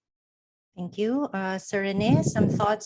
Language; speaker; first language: English; non-native, local second language; Filipino